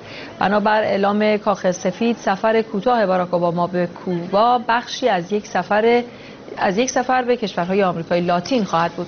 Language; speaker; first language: Persian; native; Persian